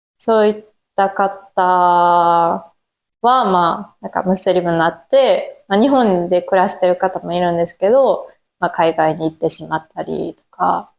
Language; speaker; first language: Japanese; native; Japanese